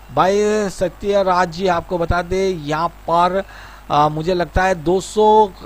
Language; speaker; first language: Hindi; non-native, local second language; Bangla